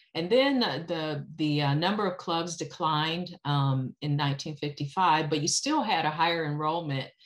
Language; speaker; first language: English; native; English